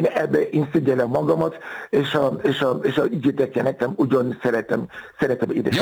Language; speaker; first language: Hungarian; non-native, learner; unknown